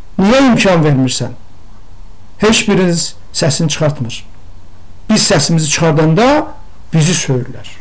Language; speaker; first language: Azerbaijani; non-native, local second language; Talysh